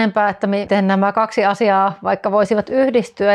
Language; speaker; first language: Finnish; native; Finnish